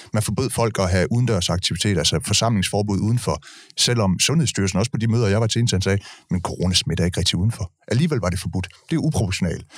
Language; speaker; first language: Danish; native; Danish